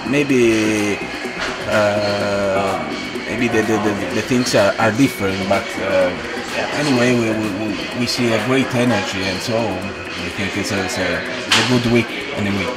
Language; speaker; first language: English; non-native, fluent; Italian